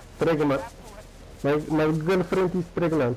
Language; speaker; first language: English; non-native, learner; Romanian